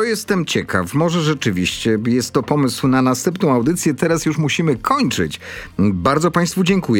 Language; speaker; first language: Polish; native; Polish